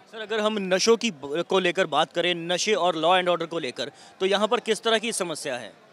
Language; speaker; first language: Hindi; non-native, local second language; Punjabi